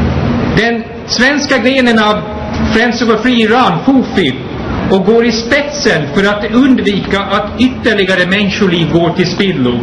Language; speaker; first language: Swedish; non-native, fluent; Persian